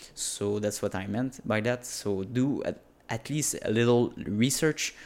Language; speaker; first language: English; non-native, fluent; French